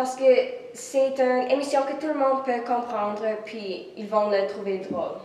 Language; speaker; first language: French; non-native, local second language; English